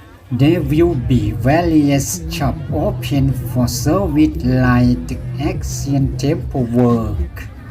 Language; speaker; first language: English; non-native, learner; Thai